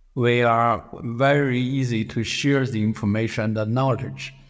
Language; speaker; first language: English; non-native, fluent; Chinese